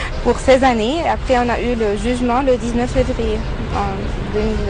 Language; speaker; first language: French; non-native, fluent; Arabic